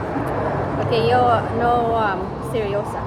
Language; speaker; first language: Spanish; non-native, learner; Lao